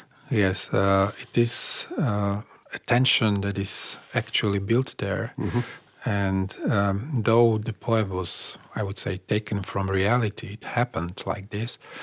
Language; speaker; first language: English; non-native, fluent; Slovak